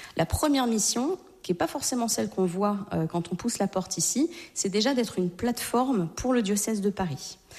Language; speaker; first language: French; native; French